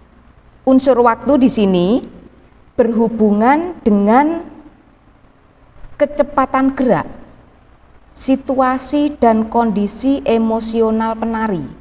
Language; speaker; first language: Malay; native; Malay